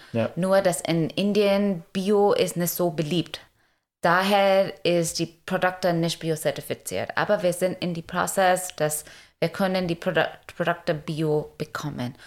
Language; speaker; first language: German; non-native, learner; Hindi